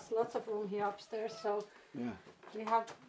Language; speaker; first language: English; non-native, fluent; Finnish